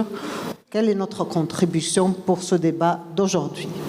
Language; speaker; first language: French; non-native, fluent; Portuguese